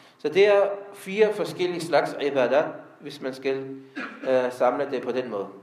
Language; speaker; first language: Danish; early bilingual, other home language; Arabic